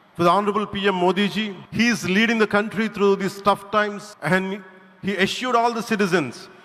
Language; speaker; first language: English; non-native, local second language; Telugu